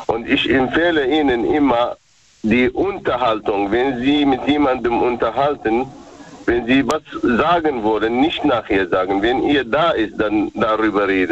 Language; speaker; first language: German; non-native, learner; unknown